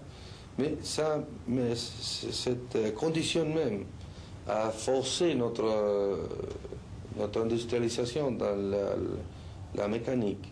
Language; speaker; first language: French; non-native, fluent; Spanish